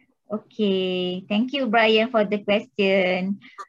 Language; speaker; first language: English; non-native, local second language; Malay